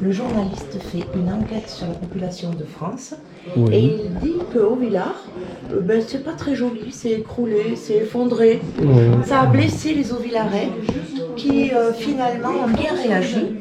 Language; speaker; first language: French; native; French